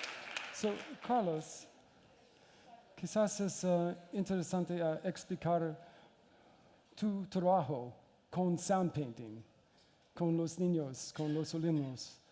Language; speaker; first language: Spanish; non-native, learner; English